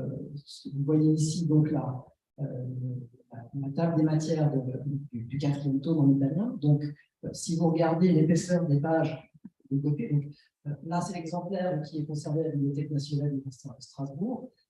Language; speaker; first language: French; native; French